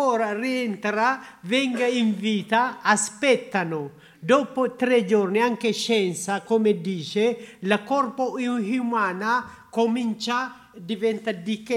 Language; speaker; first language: Italian; non-native, learner; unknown